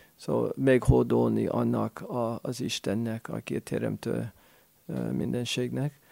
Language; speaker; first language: Hungarian; non-native, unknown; English